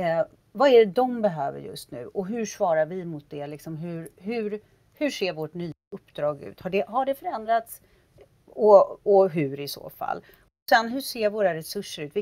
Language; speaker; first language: Swedish; native; Swedish